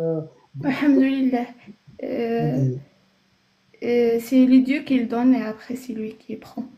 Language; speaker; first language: French; non-native, learner; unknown